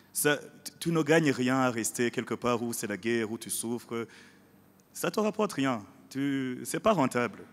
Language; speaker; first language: French; non-native, local second language; Rundi